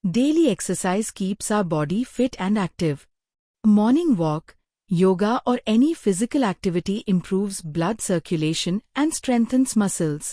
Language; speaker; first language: English; non-native, fluent; Hindi